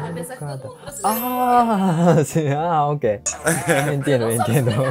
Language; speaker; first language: Portuguese; non-native, learner; Japanese